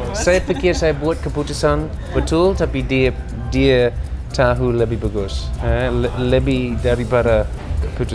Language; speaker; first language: Indonesian; non-native, learner; English